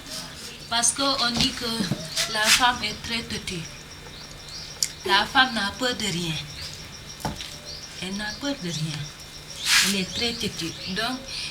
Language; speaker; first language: French; non-native, learner; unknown